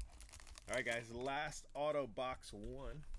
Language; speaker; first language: English; native; English